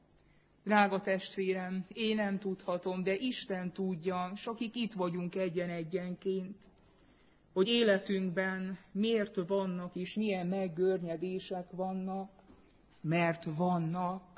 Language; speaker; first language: Hungarian; native; Hungarian